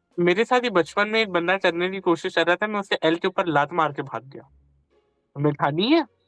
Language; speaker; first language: Urdu; early bilingual, heritage; Hindi